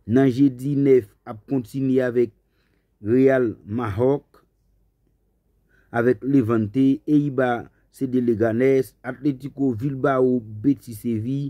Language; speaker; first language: French; non-native, learner; Haitian Creole